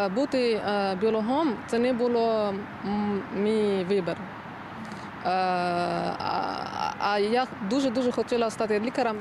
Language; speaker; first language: Ukrainian; non-native, learner; Arabic